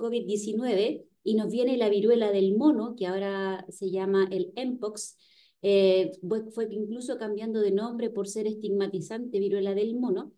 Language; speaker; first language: Spanish; native; Spanish